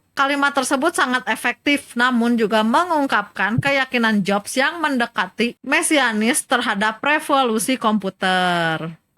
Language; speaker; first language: Indonesian; native; Indonesian